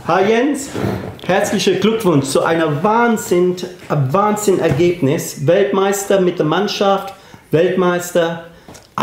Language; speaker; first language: German; non-native, fluent; English